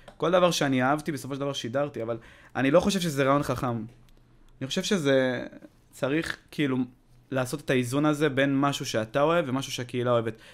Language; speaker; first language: Hebrew; native; Hebrew